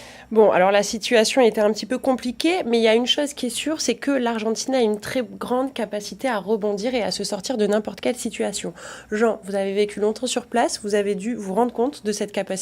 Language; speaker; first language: French; native; French